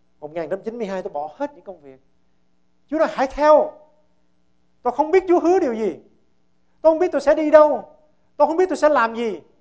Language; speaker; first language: Vietnamese; early bilingual, heritage; Vietnamese